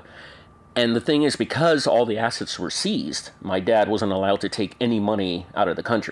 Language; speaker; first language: English; native; English